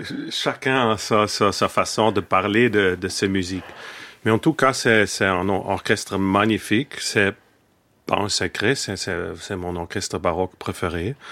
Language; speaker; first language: French; non-native, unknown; German